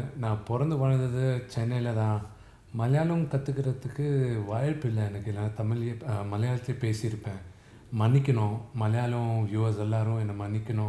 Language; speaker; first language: Tamil; non-native, local second language; Telugu